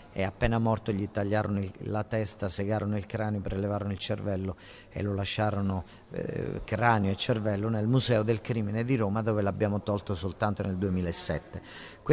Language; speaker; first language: Italian; native; Italian